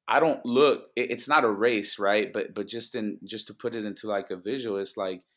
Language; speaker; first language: English; early bilingual, other home language; Spanish